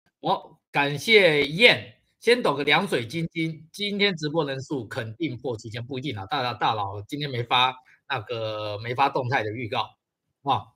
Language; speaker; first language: Chinese; native; Chinese